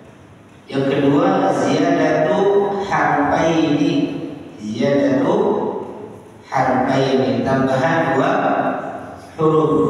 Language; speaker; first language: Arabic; non-native, fluent; Indonesian